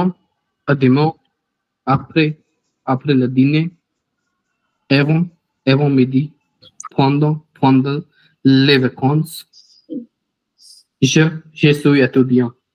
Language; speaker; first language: French; non-native, learner; Hindi